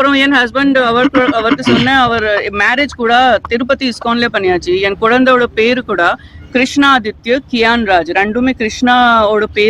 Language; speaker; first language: Tamil; non-native, fluent; Gujarati